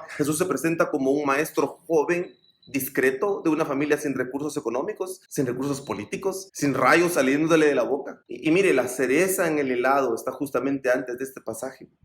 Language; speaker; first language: Spanish; native; Spanish